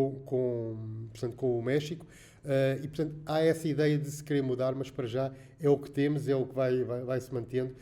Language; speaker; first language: Portuguese; native; Portuguese